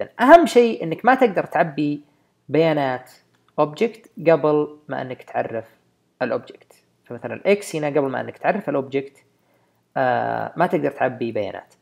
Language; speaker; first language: Arabic; native; Arabic